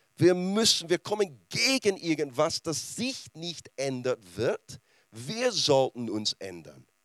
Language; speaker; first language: German; non-native, fluent; English